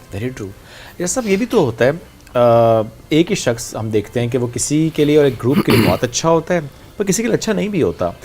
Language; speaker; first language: Urdu; native; Urdu